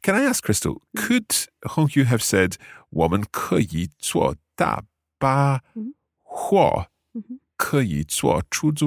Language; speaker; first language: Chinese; non-native, learner; English